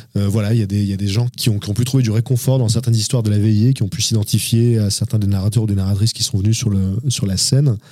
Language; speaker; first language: French; native; French